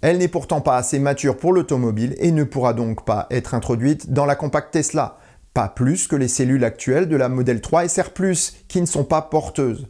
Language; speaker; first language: French; native; French